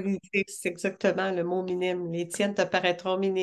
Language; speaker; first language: French; native; French